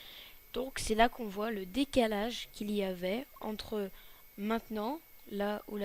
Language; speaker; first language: French; native; French